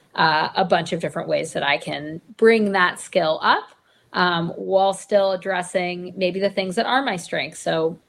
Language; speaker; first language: English; native; English